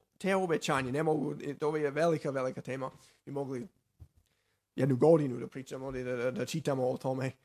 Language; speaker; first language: Serbian; non-native, fluent; Slovak